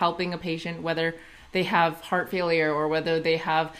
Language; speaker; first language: English; native; English